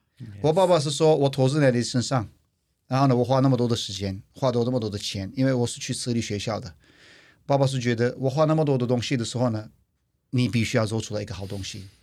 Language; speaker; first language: Chinese; non-native, fluent; Turkish